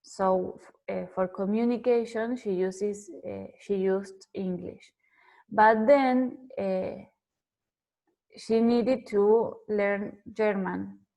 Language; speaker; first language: English; non-native, fluent; Spanish